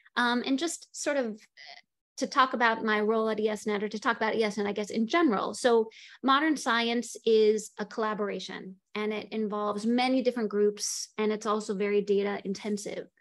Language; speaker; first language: English; native; English